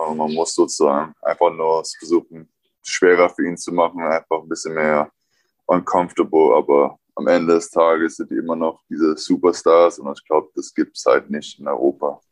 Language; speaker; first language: German; early bilingual, other home language; English